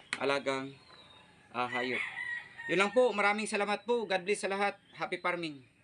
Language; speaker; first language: Filipino; non-native, local second language; Cebuano